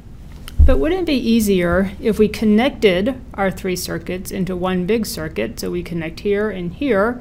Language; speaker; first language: English; native; English